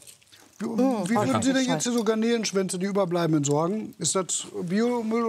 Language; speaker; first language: German; native; German